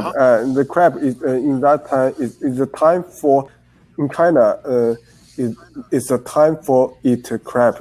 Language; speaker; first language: English; non-native, learner; Chinese